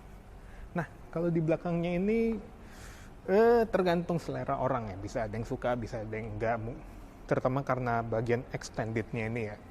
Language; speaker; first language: Indonesian; native; Indonesian